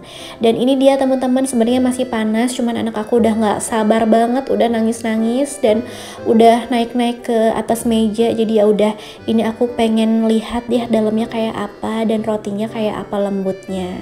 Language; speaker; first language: Indonesian; native; Indonesian